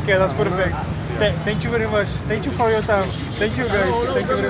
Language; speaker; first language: English; non-native, learner; French